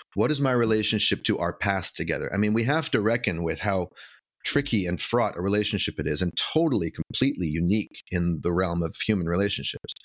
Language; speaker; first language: English; native; English